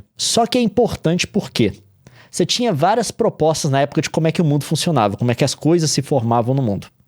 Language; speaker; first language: Portuguese; native; Portuguese